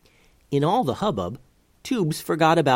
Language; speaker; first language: English; native; English